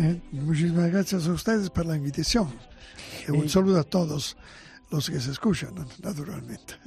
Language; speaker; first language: Spanish; non-native, fluent; Italian